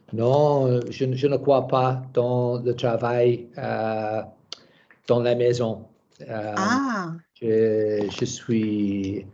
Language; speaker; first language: French; non-native, learner; English